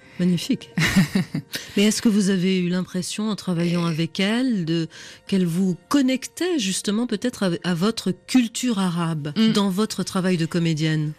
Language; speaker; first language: French; native; French